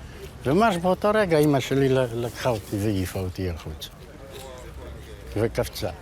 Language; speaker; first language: Hebrew; non-native, fluent; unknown